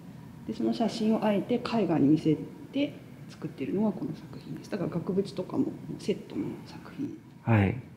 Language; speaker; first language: Japanese; native; Japanese